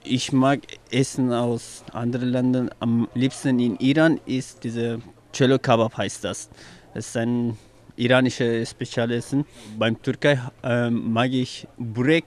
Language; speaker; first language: German; non-native, learner; Persian